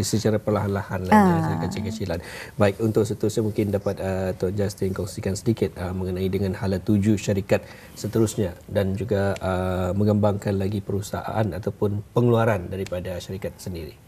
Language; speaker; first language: Malay; native; Malay